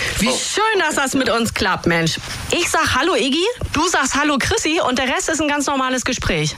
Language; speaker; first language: German; native; German